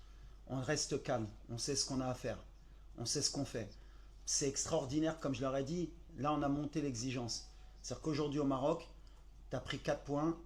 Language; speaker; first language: French; native; French